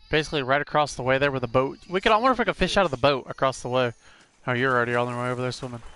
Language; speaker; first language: English; native; English